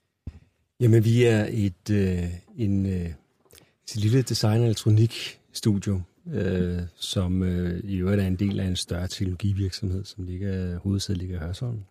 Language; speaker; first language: Danish; native; Danish